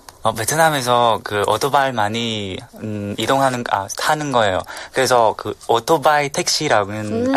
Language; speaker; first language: Korean; non-native, learner; Vietnamese